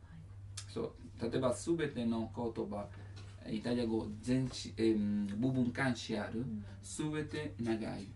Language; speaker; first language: Japanese; non-native, learner; Italian